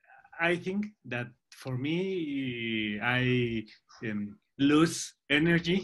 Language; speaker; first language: English; non-native, learner; Spanish